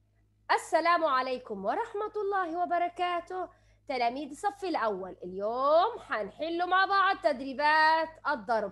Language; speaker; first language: Arabic; native; Arabic